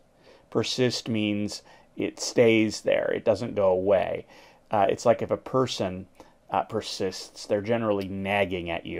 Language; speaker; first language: English; native; English